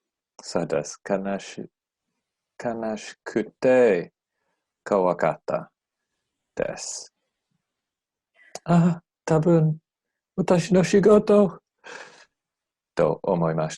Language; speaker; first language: Japanese; non-native, learner; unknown